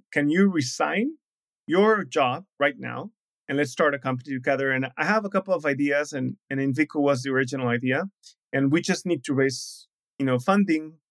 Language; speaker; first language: English; non-native, fluent; Spanish